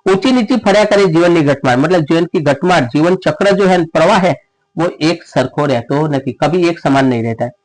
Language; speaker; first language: Hindi; non-native, local second language; Gujarati